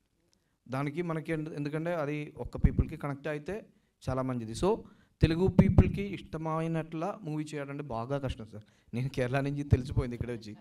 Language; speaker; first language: Telugu; non-native, learner; Malayalam